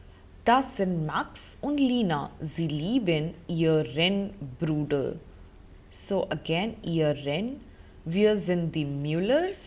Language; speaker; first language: German; non-native, fluent; Hindi